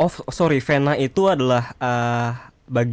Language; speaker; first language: Indonesian; native; Indonesian